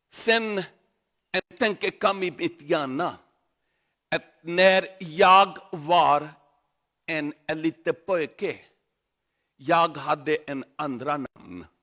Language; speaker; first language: Swedish; non-native, learner; Urdu